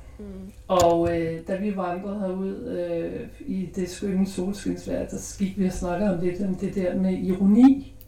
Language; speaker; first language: Danish; native; Danish